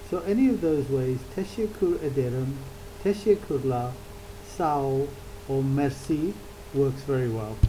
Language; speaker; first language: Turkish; non-native, learner; English